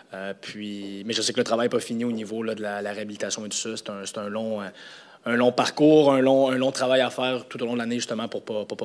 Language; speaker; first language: French; native; French